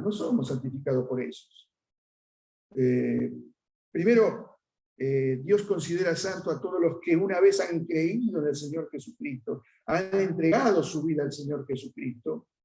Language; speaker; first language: Spanish; native; Spanish